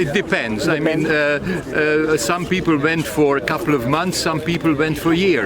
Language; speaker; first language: English; non-native, fluent; Hungarian